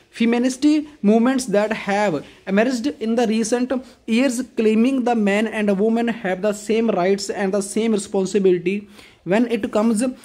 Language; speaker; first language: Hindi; non-native, local second language; Punjabi